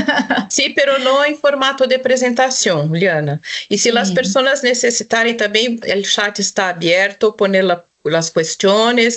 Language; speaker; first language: Spanish; non-native, local second language; Portuguese